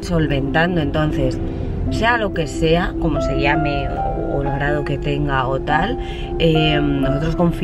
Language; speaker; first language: Spanish; native; Spanish